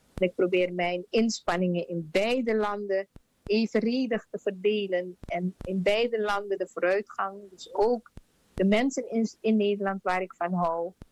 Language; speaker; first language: Dutch; native; Dutch